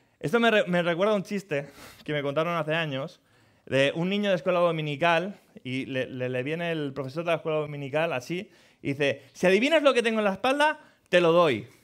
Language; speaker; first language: Spanish; native; Spanish